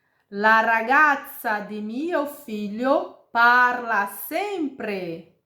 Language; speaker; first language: Italian; non-native, fluent; Portuguese